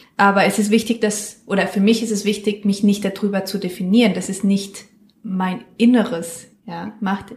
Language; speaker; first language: German; non-native, fluent; Spanish